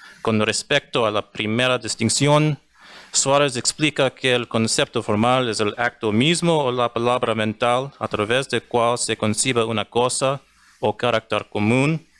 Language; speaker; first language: Spanish; non-native, learner; English